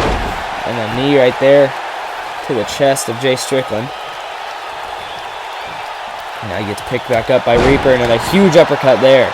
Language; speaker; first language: English; native; English